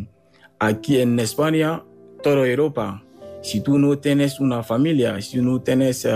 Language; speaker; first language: Spanish; non-native, learner; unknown